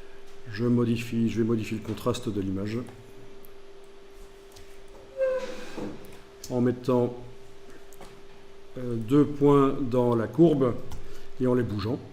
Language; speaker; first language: French; native; French